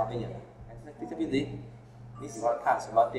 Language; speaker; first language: Chinese; non-native, fluent; Vietnamese